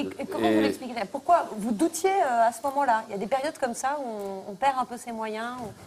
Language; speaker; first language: French; native; French